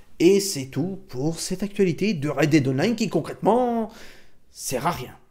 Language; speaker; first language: French; native; French